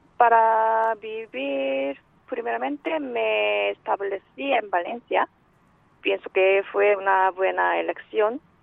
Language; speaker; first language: Spanish; non-native, fluent; Korean